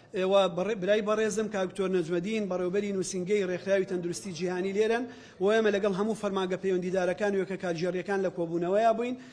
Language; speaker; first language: Central Kurdish; native; Central Kurdish